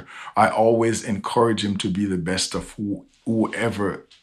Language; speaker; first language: English; non-native, local second language; Jamaican Creole English